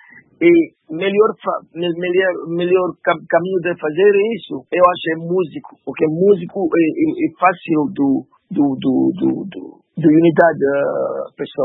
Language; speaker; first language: Portuguese; non-native, learner; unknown